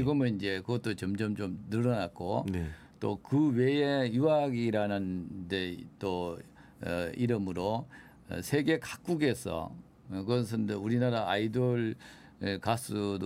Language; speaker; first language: Korean; native; Korean